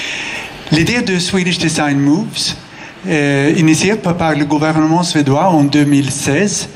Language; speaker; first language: French; non-native, fluent; Swedish